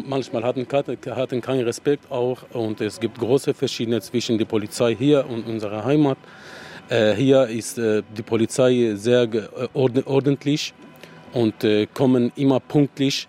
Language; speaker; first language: German; non-native, learner; Arabic